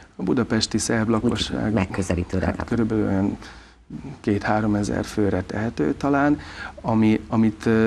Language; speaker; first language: Hungarian; non-native, local second language; Serbian